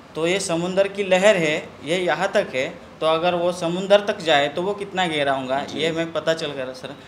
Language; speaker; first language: Hindi; non-native, local second language; Marathi